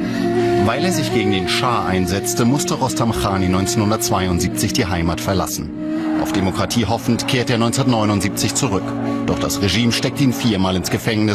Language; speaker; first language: German; native; German